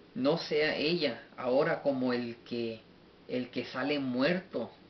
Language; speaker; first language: Spanish; early bilingual, heritage; Spanish